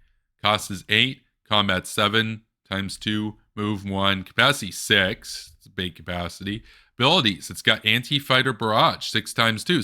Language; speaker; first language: English; native; English